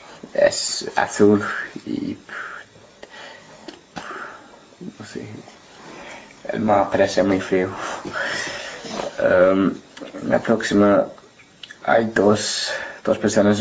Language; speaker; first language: Spanish; non-native, learner; English